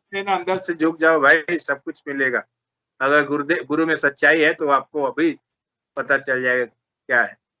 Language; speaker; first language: Hindi; native; Hindi